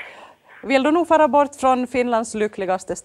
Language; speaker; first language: Swedish; native; Swedish